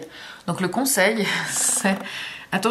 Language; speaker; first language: French; native; French